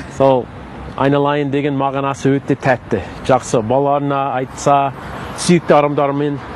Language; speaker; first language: Kazakh; non-native, learner; English